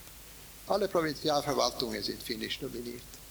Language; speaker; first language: German; non-native, fluent; Swedish